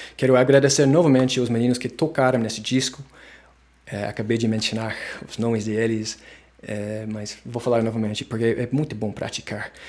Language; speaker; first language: Portuguese; non-native, fluent; English